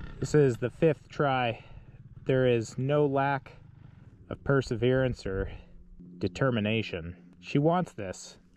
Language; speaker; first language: English; native; English